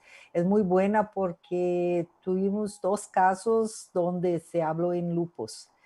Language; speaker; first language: Spanish; non-native, fluent; Portuguese